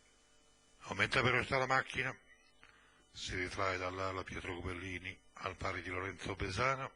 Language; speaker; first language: Italian; native; Italian